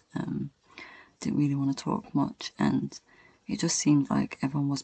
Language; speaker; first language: English; native; English